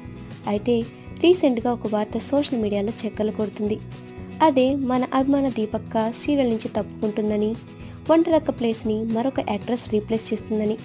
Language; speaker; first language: Telugu; native; Telugu